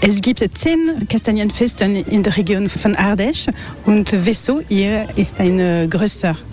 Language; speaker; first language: German; non-native, learner; French